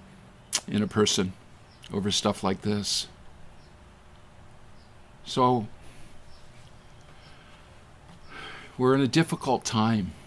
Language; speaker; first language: English; native; English